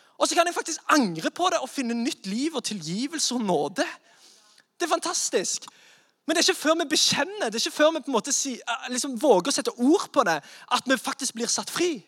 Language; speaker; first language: Norwegian; native; Norwegian